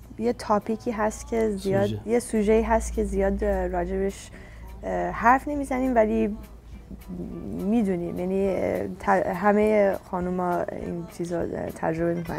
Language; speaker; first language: Persian; early bilingual, heritage; Persian